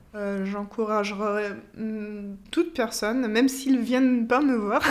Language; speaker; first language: French; non-native, fluent; German